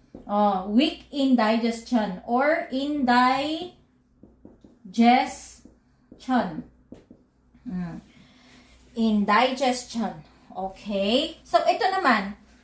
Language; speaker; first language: English; non-native, local second language; Filipino